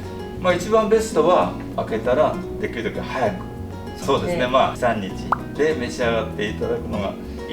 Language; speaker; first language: Japanese; native; Japanese